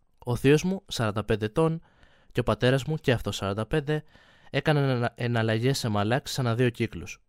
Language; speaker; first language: Greek; native; Greek